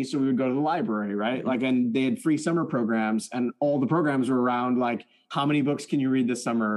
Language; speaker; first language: English; early bilingual, other home language; French